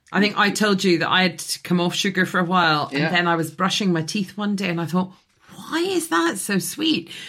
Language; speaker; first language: English; native; English